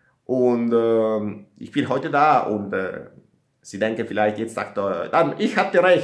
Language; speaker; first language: German; non-native, learner; Italian